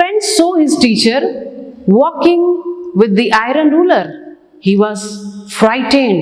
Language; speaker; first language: English; non-native, local second language; Hindi